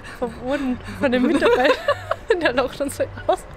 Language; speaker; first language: German; native; German